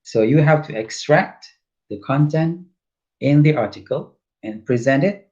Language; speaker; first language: English; non-native, local second language; Malay